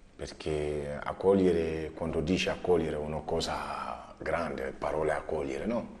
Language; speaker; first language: Italian; non-native, learner; Wolof